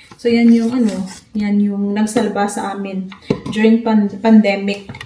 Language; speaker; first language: Filipino; non-native, local second language; Hiligaynon